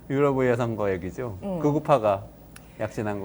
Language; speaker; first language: Korean; native; Korean